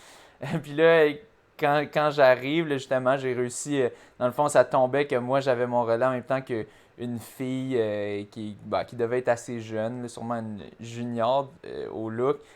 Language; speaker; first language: French; native; French